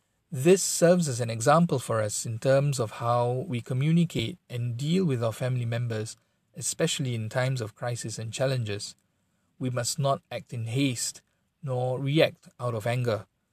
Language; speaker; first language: English; non-native, local second language; Malay